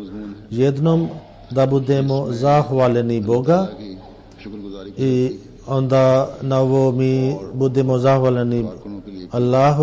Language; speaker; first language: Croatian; non-native, fluent; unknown